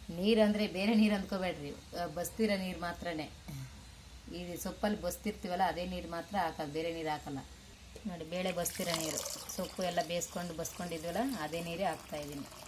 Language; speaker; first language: Kannada; non-native, local second language; Telugu